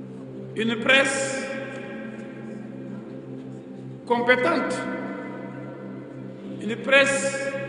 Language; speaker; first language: French; non-native, local second language; Wolof